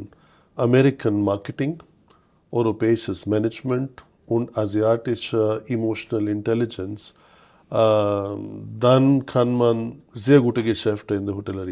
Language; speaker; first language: German; non-native, fluent; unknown